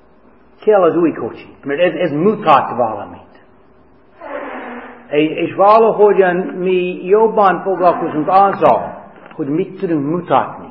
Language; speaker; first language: Hungarian; non-native, fluent; English